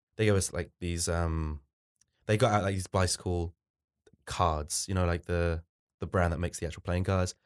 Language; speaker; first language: English; native; English